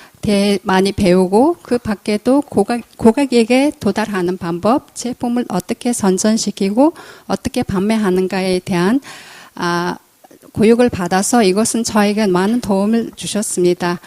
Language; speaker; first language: Korean; non-native, fluent; Mongolian